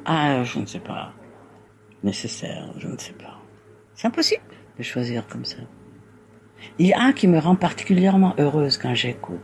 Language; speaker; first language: French; non-native, fluent; Spanish